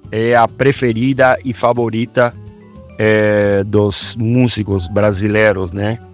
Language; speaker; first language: Portuguese; non-native, fluent; Spanish